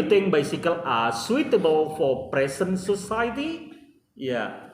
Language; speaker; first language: English; non-native, fluent; Indonesian